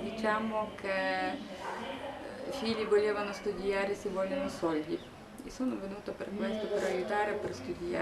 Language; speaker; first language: Italian; non-native, learner; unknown